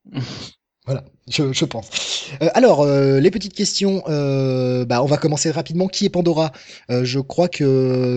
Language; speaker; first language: French; native; French